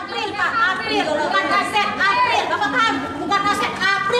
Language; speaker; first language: Indonesian; native; Indonesian